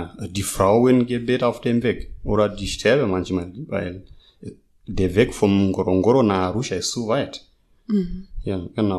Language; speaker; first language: German; non-native, learner; Masai